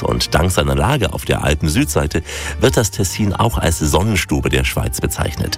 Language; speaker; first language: German; native; German